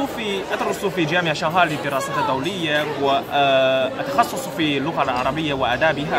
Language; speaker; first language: Arabic; non-native, learner; Chinese